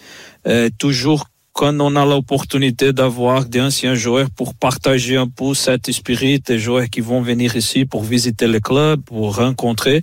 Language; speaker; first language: French; non-native, fluent; Portuguese